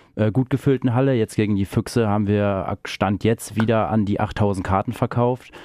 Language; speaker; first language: German; native; German